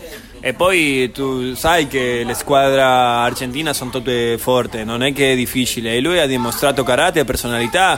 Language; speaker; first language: Italian; non-native, fluent; Spanish